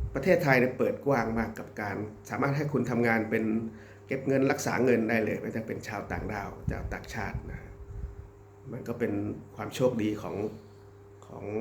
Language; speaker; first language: Thai; native; Thai